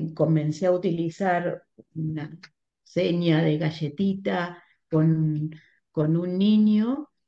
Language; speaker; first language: Spanish; native; Spanish